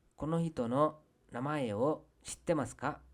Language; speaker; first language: Japanese; non-native, fluent; Kannada